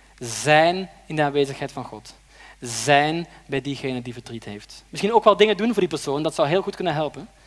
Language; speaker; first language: Dutch; native; Dutch